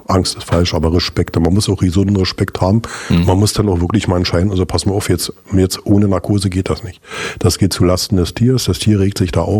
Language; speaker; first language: German; native; German